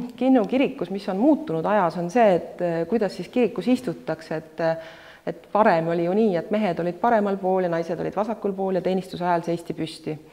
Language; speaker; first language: Estonian; native; Estonian